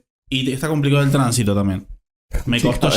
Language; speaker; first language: Spanish; native; Spanish